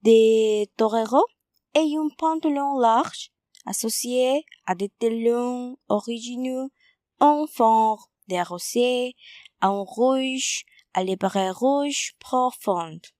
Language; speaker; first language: French; non-native, learner; Spanish